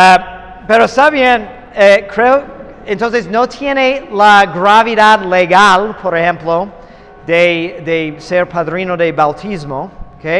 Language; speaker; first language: Spanish; non-native, fluent; English